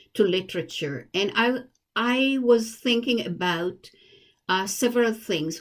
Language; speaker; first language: English; non-native, fluent; Hebrew